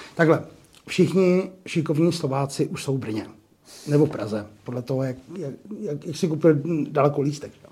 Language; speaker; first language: Czech; native; Czech